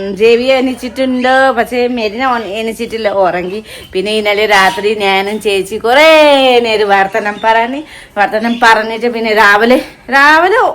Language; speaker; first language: Malayalam; non-native, fluent; Nepali